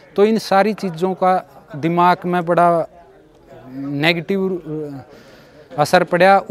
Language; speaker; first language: Hindi; native; Hindi